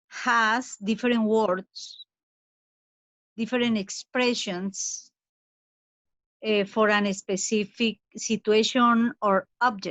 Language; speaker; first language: English; non-native, fluent; Spanish